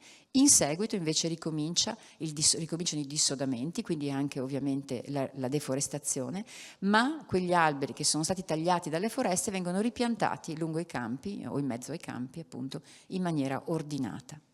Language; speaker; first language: Italian; native; Italian